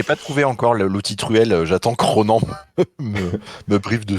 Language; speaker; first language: French; native; French